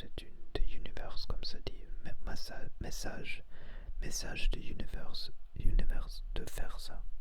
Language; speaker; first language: French; non-native, learner; Spanish